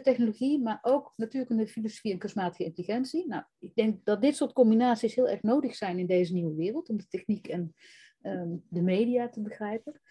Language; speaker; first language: Dutch; native; Dutch